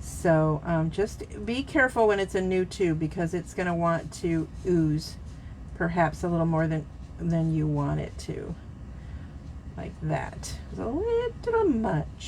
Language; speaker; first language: English; native; English